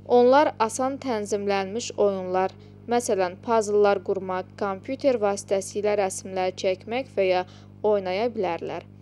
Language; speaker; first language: Azerbaijani; non-native, local second language; Georgian